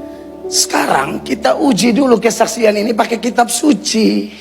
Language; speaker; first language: Indonesian; native; Indonesian